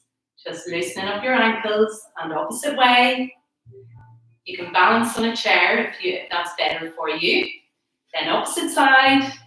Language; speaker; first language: English; native; English